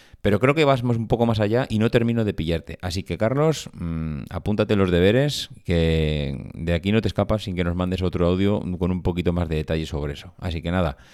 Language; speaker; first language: Spanish; native; Spanish